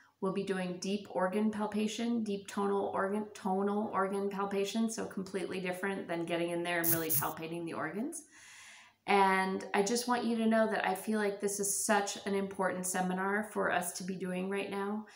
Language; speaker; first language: English; native; English